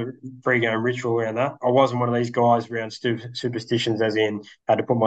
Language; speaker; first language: English; native; English